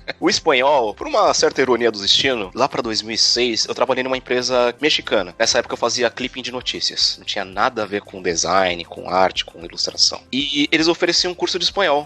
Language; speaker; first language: Portuguese; native; Portuguese